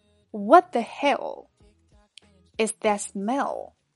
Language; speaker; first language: English; non-native, fluent; Chinese